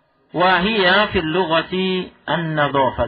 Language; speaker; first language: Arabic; non-native, fluent; Indonesian